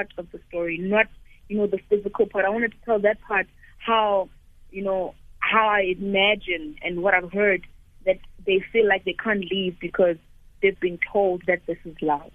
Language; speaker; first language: English; non-native, local second language; Xhosa